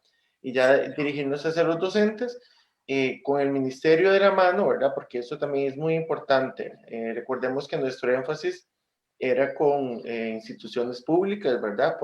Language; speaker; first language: Spanish; native; Spanish